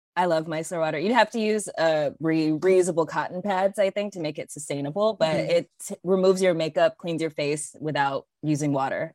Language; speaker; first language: English; native; English